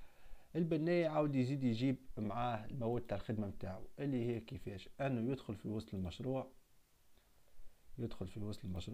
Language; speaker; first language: Arabic; native; Arabic